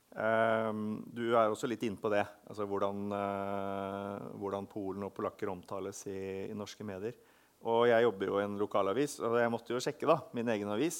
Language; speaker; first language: Norwegian; native; Norwegian